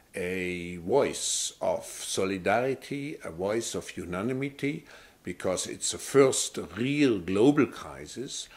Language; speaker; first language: English; non-native, fluent; German